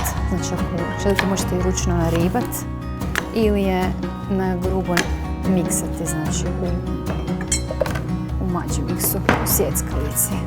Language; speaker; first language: Croatian; native; Croatian